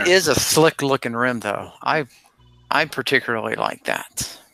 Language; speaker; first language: English; native; English